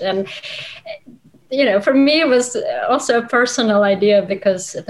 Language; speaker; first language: English; non-native, fluent; Russian